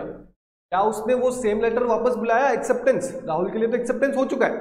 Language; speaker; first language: Hindi; native; Hindi